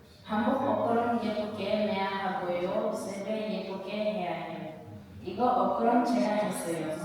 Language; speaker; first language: Korean; non-native, learner; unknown